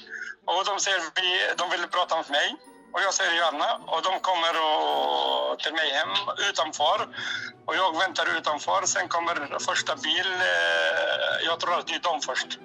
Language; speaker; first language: Swedish; non-native, learner; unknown